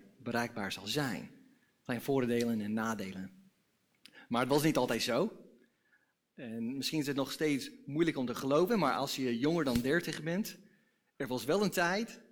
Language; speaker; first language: Dutch; non-native, fluent; English